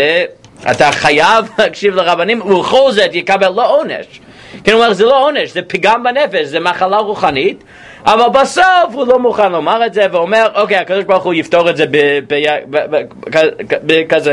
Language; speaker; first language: Hebrew; non-native, fluent; English